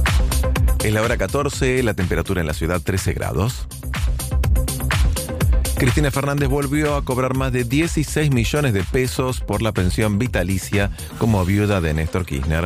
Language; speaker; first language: Spanish; native; Spanish